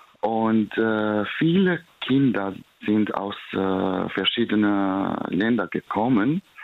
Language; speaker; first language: German; non-native, fluent; Arabic